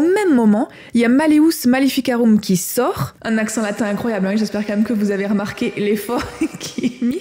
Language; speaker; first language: French; native; French